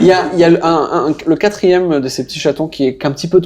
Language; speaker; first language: French; native; French